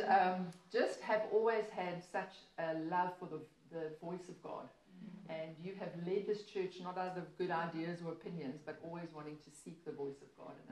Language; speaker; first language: English; native; English